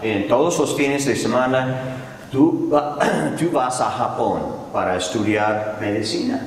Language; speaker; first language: Spanish; non-native, fluent; English